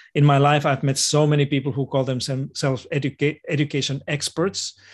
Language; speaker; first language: English; non-native, fluent; Finnish